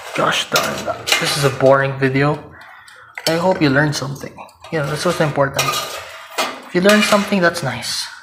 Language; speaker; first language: English; non-native, local second language; Filipino